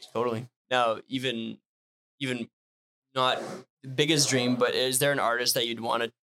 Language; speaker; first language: English; non-native, fluent; French